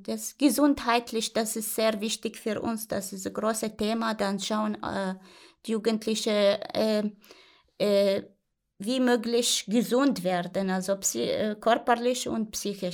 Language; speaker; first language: German; non-native, learner; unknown